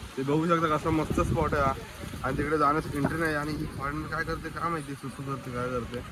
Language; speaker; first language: Marathi; native; Marathi